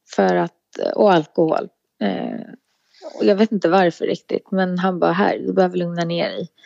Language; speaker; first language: Swedish; native; Swedish